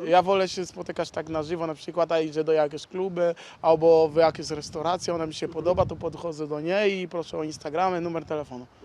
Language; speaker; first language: Polish; non-native, learner; Portuguese